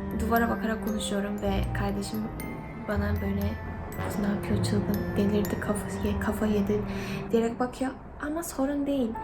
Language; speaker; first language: Turkish; non-native, fluent; Korean